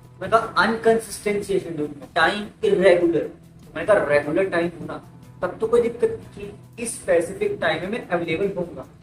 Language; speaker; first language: Hindi; native; Hindi